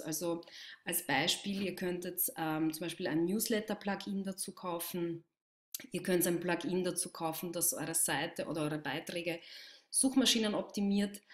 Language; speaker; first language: German; native; German